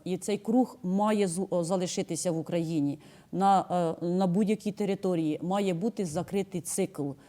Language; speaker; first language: Ukrainian; native; Ukrainian